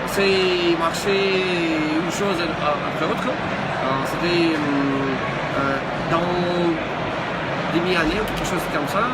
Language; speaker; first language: French; non-native, learner; Russian